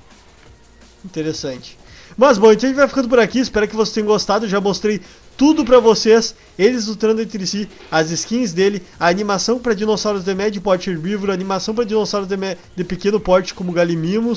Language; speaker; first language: Portuguese; native; Portuguese